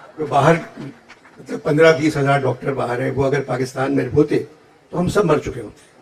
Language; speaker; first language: Urdu; native; Urdu